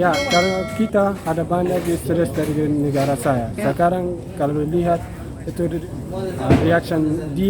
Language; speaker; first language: Indonesian; non-native, learner; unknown